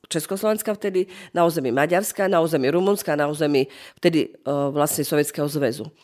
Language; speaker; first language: Slovak; non-native, local second language; Rusyn